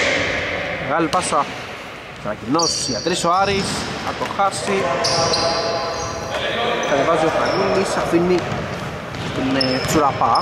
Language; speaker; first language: Greek; native; Greek